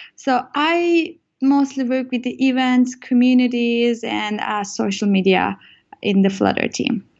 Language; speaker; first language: English; non-native, fluent; Turkish